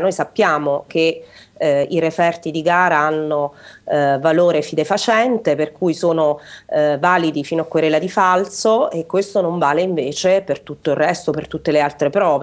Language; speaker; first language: Italian; native; Italian